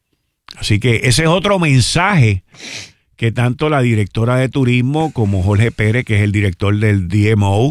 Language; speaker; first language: Spanish; native; Spanish